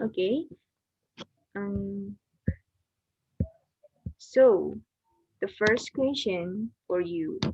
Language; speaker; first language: English; non-native, learner; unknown